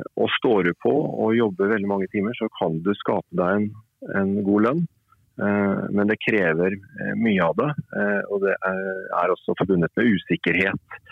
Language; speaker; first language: Norwegian; native; Norwegian